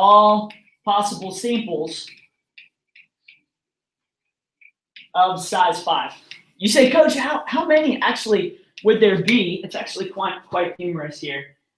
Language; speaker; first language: English; native; English